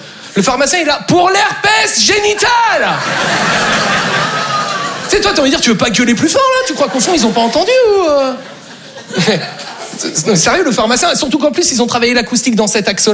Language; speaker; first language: French; native; French